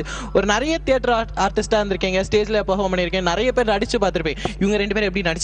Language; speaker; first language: Tamil; native; Tamil